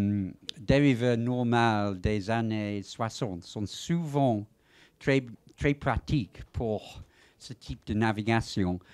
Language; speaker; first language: French; non-native, fluent; English